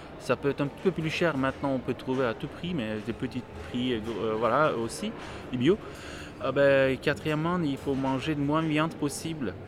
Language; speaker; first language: French; non-native, fluent; Turkish